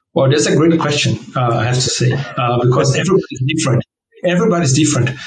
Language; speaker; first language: English; non-native, fluent; Portuguese